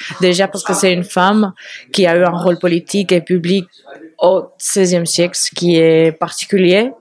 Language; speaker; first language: French; non-native, fluent; Spanish